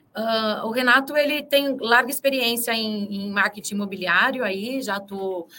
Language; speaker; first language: Portuguese; native; Portuguese